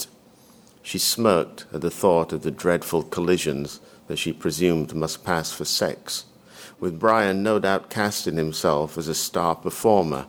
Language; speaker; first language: English; native; English